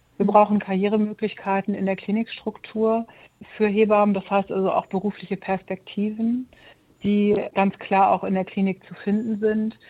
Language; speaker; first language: German; native; German